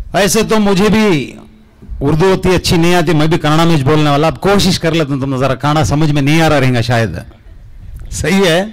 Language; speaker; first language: Hindi; non-native, local second language; Kannada